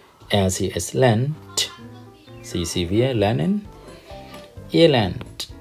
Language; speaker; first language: German; non-native, fluent; Thai